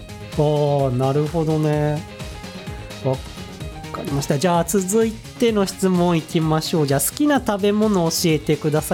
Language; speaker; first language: Japanese; native; Japanese